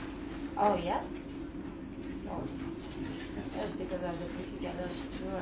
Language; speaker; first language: English; non-native, learner; French